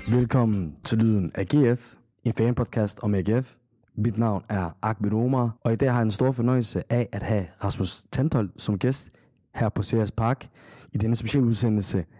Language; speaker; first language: Danish; early bilingual, other home language; Somali